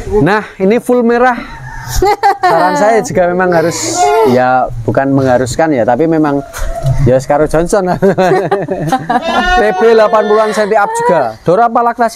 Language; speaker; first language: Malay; non-native, local second language; Javanese